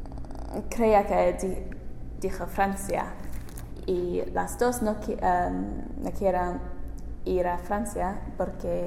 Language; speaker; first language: Spanish; non-native, learner; English